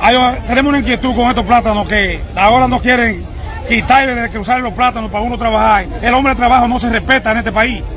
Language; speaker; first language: Spanish; native; Spanish